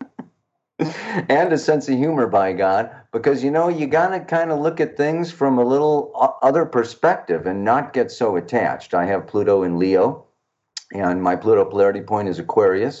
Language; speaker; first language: English; native; English